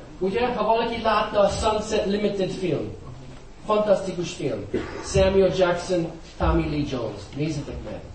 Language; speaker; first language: Hungarian; non-native, fluent; English